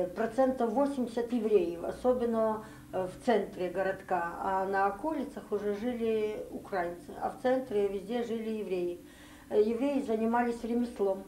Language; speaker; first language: Ukrainian; non-native, local second language; Yiddish